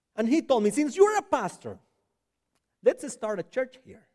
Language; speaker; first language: English; non-native, fluent; Spanish